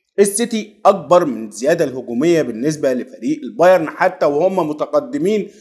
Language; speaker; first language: Arabic; native; Arabic